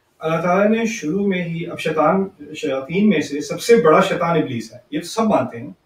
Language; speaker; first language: Urdu; early bilingual, heritage; Urdu